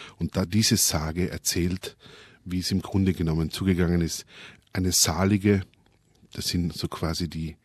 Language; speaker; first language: German; native; German